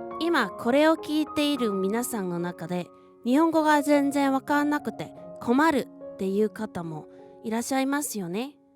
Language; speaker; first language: Japanese; non-native, fluent; Korean